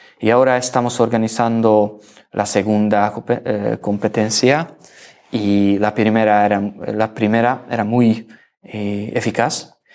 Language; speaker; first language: Spanish; non-native, learner; Hungarian